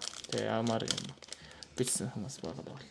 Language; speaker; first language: Mongolian; non-native, learner; Japanese